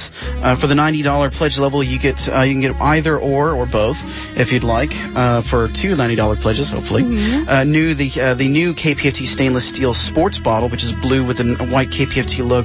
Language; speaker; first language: English; native; English